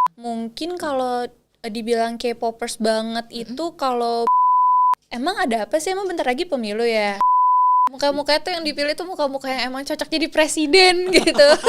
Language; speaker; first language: Indonesian; native; Indonesian